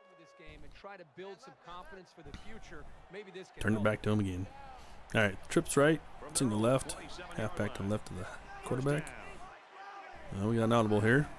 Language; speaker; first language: English; native; English